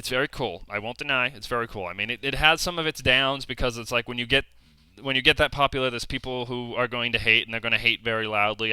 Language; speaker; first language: English; native; English